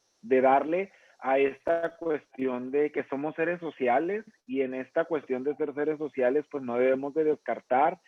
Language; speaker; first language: Spanish; native; Spanish